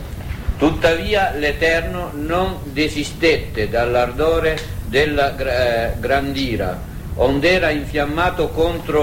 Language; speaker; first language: Italian; native; Italian